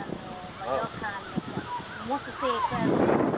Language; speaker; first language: Swedish; non-native, learner; Thai